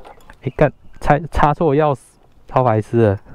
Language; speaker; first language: Chinese; native; Chinese